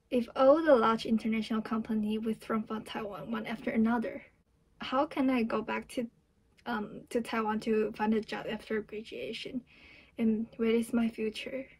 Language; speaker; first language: English; non-native, fluent; Chinese